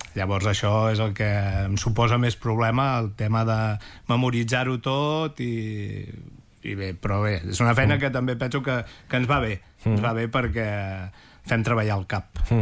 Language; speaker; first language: Catalan; native; Catalan